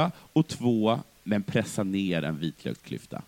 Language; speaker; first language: Swedish; native; Swedish